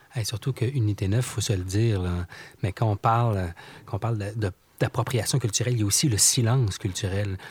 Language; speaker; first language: French; native; French